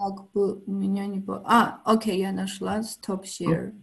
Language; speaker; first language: Russian; non-native, fluent; Armenian